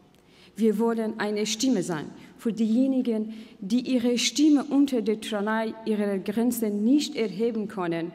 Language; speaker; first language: German; non-native, fluent; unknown